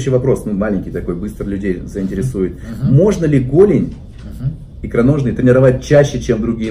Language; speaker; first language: Russian; native; Russian